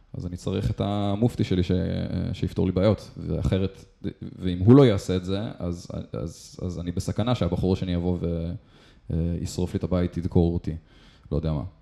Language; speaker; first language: Hebrew; native; Hebrew